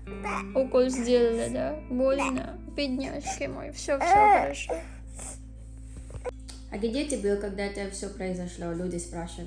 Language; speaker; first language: Russian; non-native, learner; Filipino